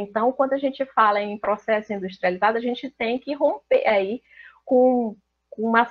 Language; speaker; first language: Portuguese; native; Portuguese